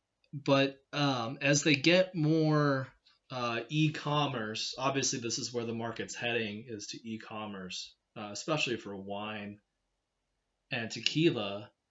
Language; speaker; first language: English; native; English